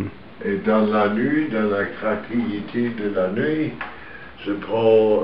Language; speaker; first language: French; non-native, learner; German